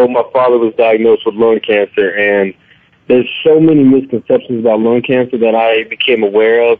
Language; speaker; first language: English; native; English